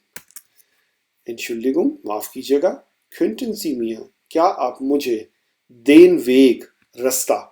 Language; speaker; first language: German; non-native, fluent; Urdu